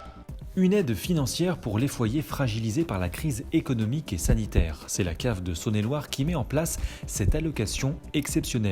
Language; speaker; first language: French; native; French